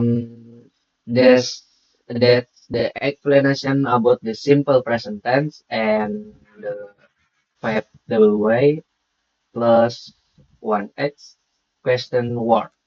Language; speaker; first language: English; non-native, learner; Indonesian